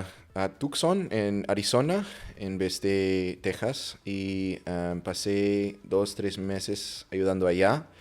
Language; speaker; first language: Spanish; non-native, fluent; English